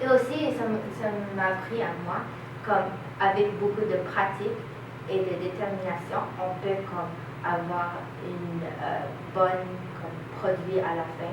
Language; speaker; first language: French; non-native, learner; English